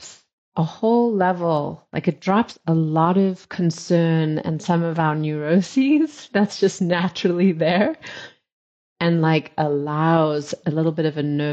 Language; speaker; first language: English; native; English